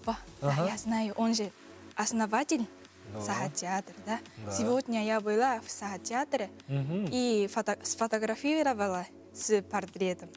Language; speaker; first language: Russian; non-native, learner; Japanese